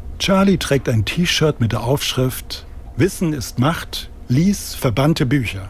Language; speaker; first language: German; native; German